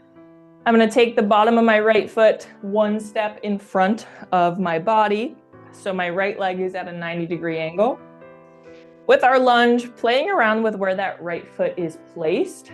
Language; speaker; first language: English; native; English